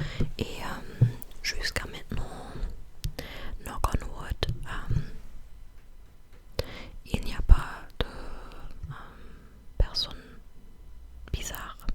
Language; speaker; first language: French; non-native, fluent; English